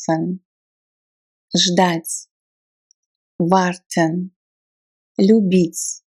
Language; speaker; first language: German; non-native, fluent; Russian